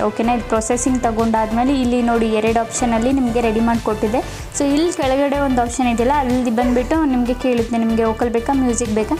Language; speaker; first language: Kannada; native; Kannada